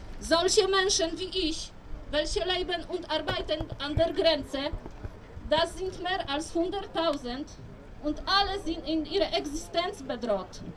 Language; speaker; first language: German; non-native, fluent; Polish